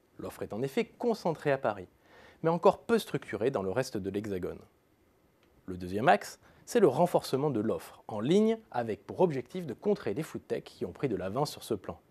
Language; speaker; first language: French; native; French